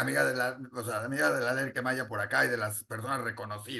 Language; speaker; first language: Spanish; native; Spanish